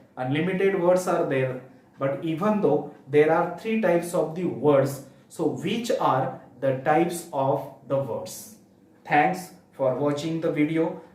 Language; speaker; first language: English; non-native, local second language; Marathi